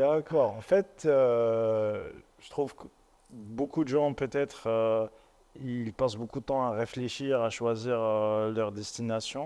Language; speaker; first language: French; non-native, local second language; Arabic